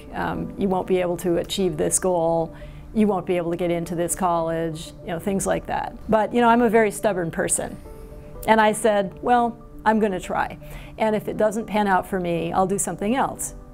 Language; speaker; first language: English; native; English